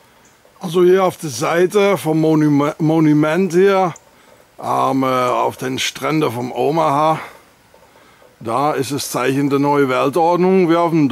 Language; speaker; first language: German; non-native, fluent; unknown